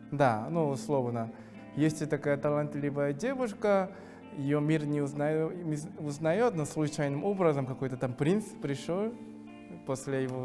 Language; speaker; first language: Russian; non-native, fluent; Korean